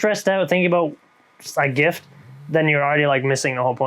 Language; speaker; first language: English; native; English